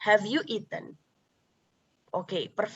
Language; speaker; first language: English; non-native, local second language; Indonesian